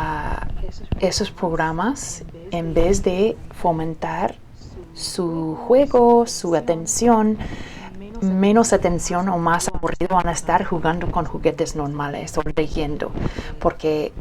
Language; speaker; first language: Spanish; early bilingual, heritage; Spanish